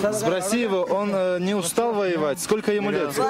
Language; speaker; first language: Russian; non-native, local second language; Azerbaijani